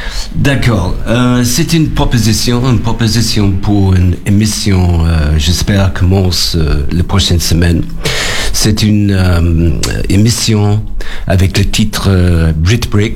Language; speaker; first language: French; non-native, learner; English